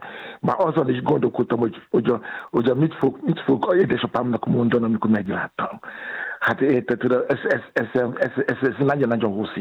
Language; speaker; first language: Hungarian; non-native, fluent; Yoruba